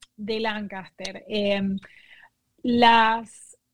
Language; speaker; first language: Spanish; native; Spanish